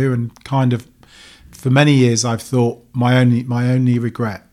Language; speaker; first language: English; native; English